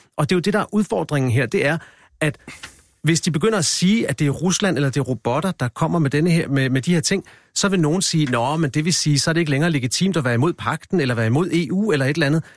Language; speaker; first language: Danish; native; Danish